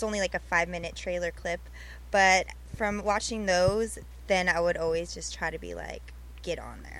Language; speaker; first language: English; native; English